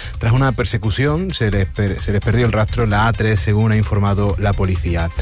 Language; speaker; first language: Spanish; native; Spanish